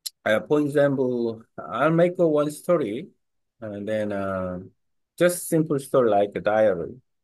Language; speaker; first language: English; non-native, learner; Korean